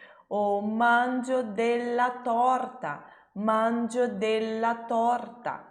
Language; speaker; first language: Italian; non-native, fluent; Portuguese